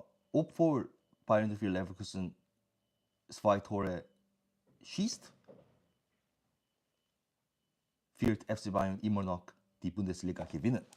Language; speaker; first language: German; non-native, learner; English